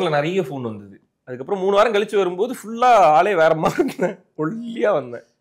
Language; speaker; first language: Tamil; native; Tamil